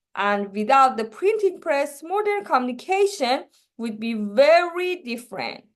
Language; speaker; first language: English; non-native, learner; Persian